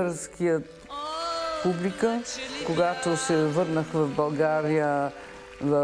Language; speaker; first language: Bulgarian; early bilingual, heritage; Bulgarian